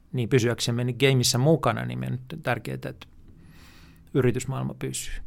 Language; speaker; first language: Finnish; native; Finnish